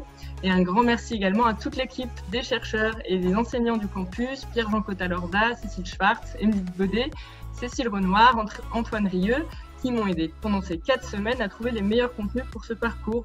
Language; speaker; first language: French; native; French